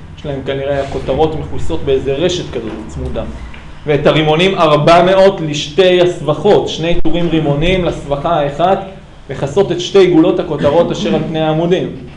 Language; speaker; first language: Hebrew; native; Hebrew